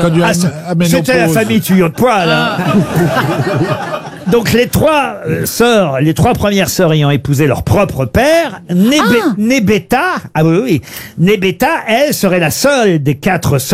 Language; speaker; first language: French; native; French